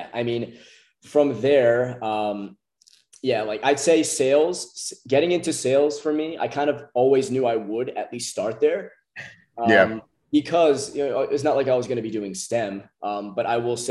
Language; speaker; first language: English; native; English